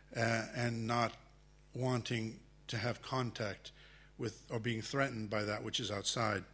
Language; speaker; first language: English; early bilingual, other home language; Spanish